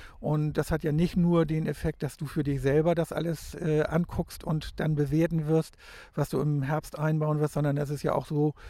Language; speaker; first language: German; native; German